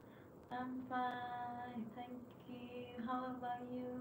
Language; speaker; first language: English; non-native, learner; Vietnamese